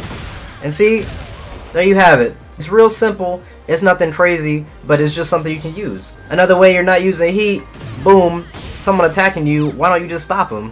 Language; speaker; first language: English; native; English